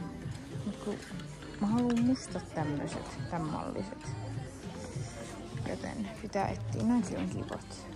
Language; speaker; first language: Finnish; native; Finnish